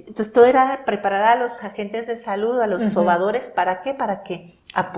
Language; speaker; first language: Spanish; non-native, local second language; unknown